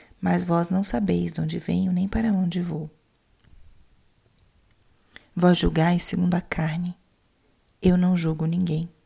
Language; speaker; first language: Portuguese; native; Portuguese